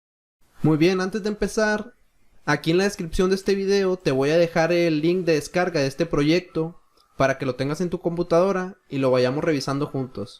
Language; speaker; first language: Spanish; native; Spanish